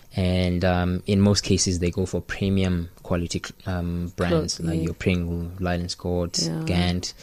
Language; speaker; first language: English; non-native, local second language; Xhosa